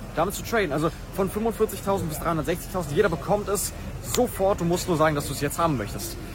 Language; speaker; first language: German; native; German